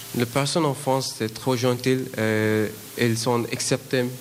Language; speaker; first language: French; non-native, learner; Bangla